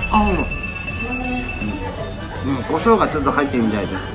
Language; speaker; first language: Japanese; native; Japanese